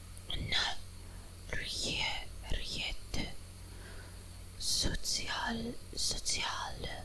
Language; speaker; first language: Albanian; non-native, learner; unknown